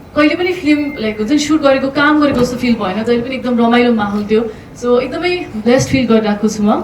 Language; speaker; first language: Nepali; early bilingual, heritage; Nepali